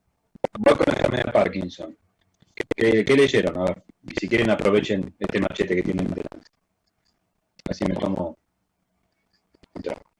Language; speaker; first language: Spanish; native; Spanish